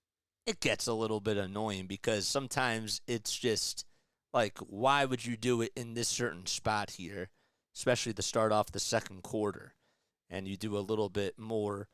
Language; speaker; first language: English; native; English